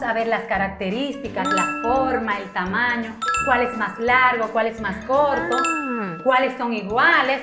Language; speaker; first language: Spanish; native; Spanish